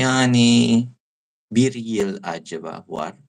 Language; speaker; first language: Turkish; non-native, learner; Filipino